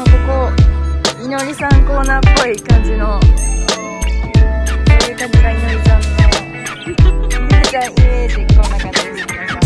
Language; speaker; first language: Japanese; native; Japanese